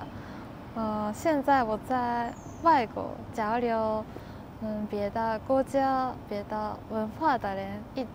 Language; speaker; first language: Chinese; non-native, learner; Japanese